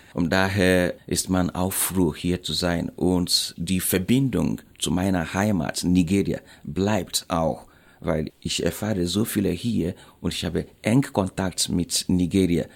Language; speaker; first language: German; non-native, fluent; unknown